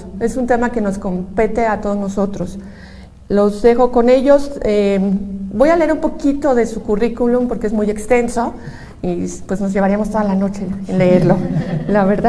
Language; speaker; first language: Spanish; native; Spanish